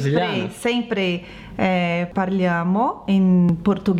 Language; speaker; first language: Italian; non-native, learner; Portuguese